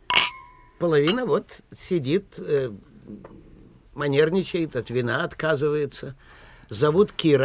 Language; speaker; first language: Russian; native; Russian